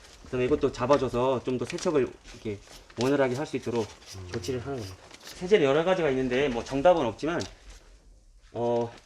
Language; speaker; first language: Korean; early bilingual, heritage; Korean